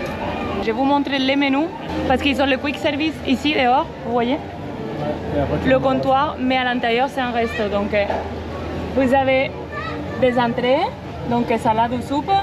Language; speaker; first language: French; non-native, fluent; Spanish